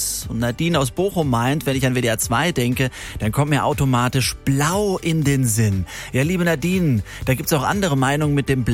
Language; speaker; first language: German; native; German